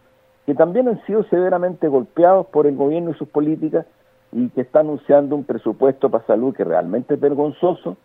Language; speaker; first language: Spanish; native; Spanish